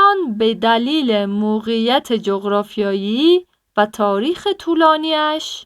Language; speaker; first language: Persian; non-native, fluent; Turkish